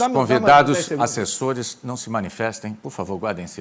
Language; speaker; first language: Portuguese; native; Portuguese